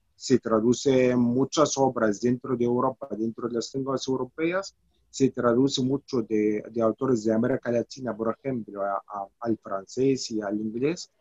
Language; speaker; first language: Spanish; non-native, fluent; Arabic